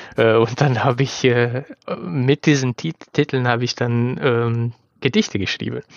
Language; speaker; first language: German; non-native, fluent; Romanian